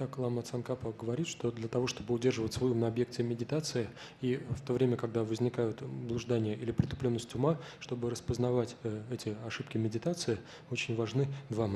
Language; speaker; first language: Russian; native; Russian